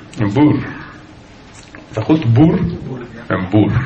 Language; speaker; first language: Dutch; non-native, fluent; English